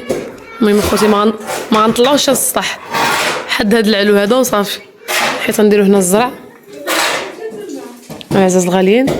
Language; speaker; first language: Arabic; native; Arabic